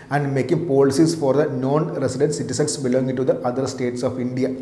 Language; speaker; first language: English; non-native, local second language; Malayalam